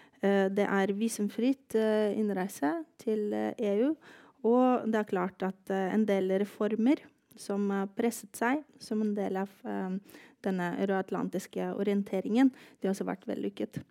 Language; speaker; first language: Norwegian; non-native, fluent; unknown